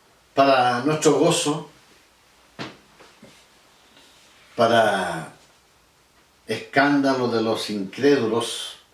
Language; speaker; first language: Spanish; native; Spanish